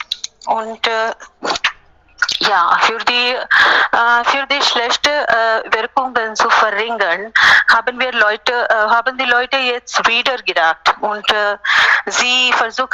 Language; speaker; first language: German; non-native, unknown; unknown